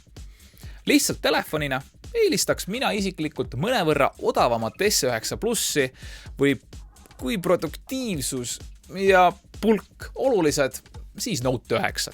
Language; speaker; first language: Estonian; native; Estonian